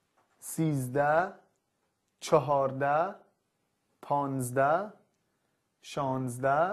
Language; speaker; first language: Persian; non-native, learner; Arabic